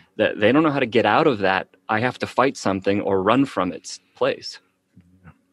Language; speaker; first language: English; native; English